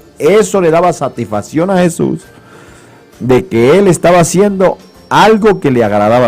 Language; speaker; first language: Spanish; native; Spanish